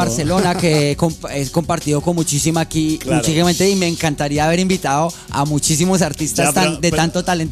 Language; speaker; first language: Spanish; native; Spanish